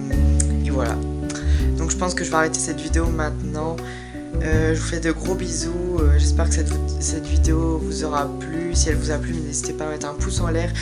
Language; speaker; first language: French; native; French